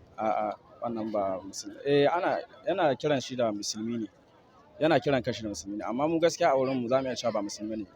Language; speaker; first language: Hausa; native; Hausa